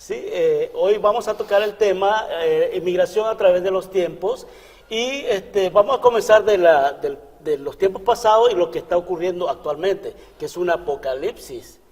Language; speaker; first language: Spanish; native; Spanish